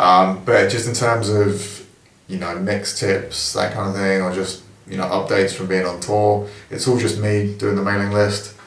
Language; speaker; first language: English; native; English